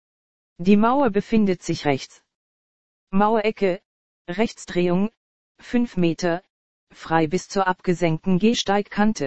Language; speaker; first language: German; native; German